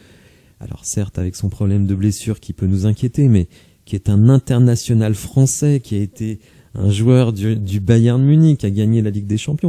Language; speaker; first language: French; native; French